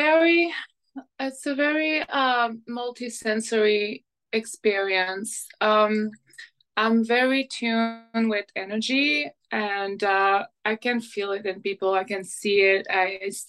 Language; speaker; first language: English; non-native, fluent; French